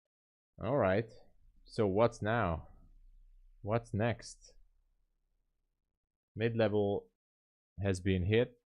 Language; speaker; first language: English; non-native, fluent; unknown